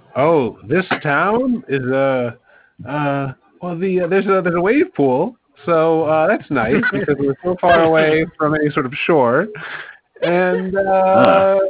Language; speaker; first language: English; native; English